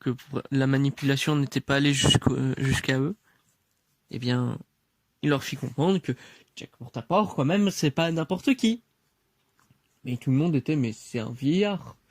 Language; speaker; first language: French; native; French